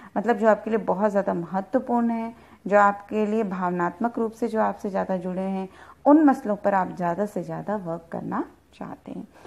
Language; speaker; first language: Hindi; native; Hindi